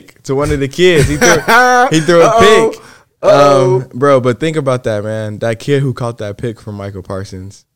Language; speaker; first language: English; native; English